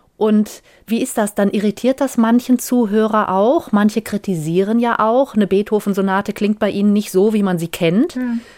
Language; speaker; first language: German; native; German